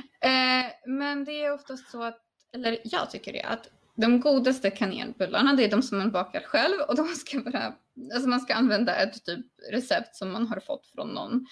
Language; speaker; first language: Swedish; non-native, fluent; Polish